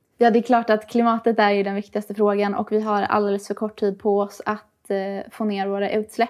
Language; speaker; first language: Swedish; early bilingual, other home language; Persian